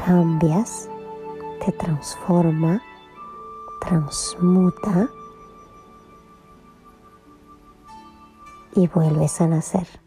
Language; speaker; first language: Spanish; native; Spanish